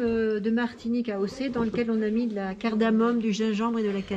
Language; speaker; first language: French; native; French